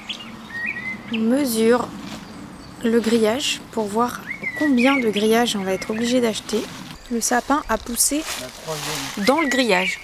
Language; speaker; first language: French; native; French